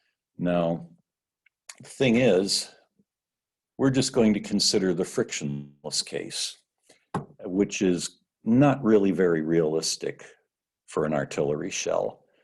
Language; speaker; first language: English; native; English